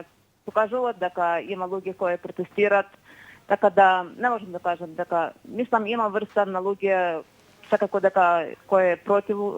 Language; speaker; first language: Macedonian; non-native, fluent; Ukrainian